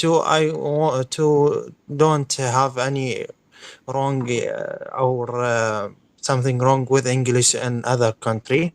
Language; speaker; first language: English; non-native, learner; Arabic